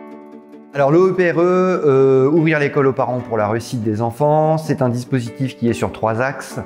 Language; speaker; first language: French; native; French